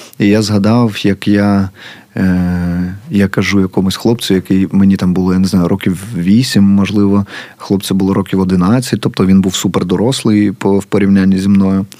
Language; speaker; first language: Ukrainian; native; Ukrainian